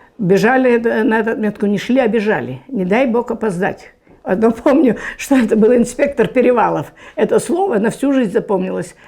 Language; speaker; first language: Russian; non-native, local second language; German